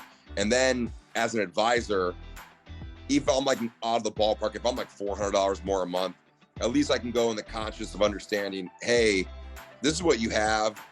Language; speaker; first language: English; native; English